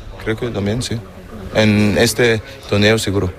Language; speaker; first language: Spanish; non-native, fluent; German